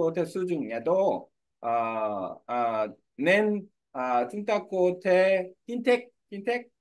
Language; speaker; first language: Vietnamese; non-native, learner; Korean